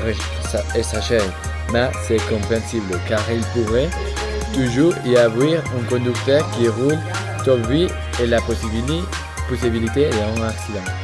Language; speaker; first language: French; non-native, learner; Spanish